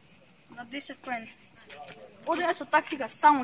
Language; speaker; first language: Macedonian; native; Macedonian